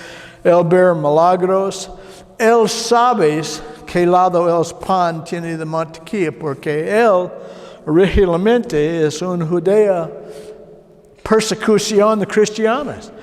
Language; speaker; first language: Spanish; non-native, learner; English